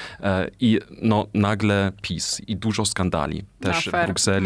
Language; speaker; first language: Polish; non-native, fluent; German